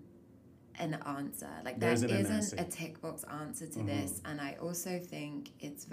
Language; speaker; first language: English; native; English